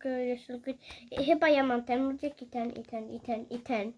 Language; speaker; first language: Polish; early bilingual, heritage; Polish